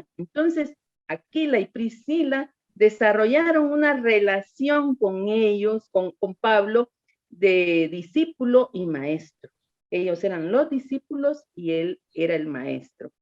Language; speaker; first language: Spanish; native; Spanish